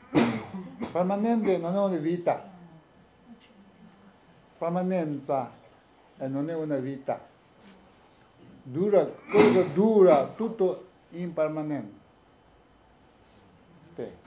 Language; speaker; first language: Italian; non-native, learner; Tibetan